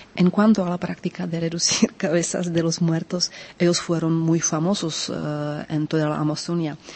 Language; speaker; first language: Spanish; non-native, fluent; Czech